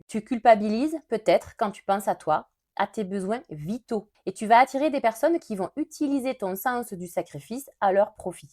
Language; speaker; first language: French; native; French